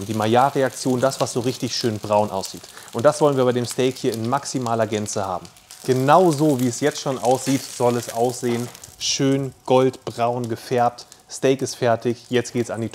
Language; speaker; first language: German; native; German